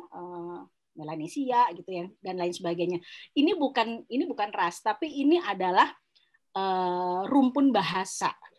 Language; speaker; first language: Indonesian; native; Indonesian